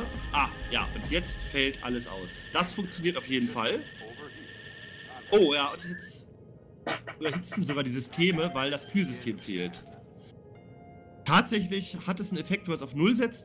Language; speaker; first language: German; native; German